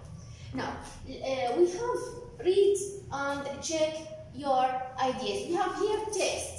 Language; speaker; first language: English; non-native, fluent; Arabic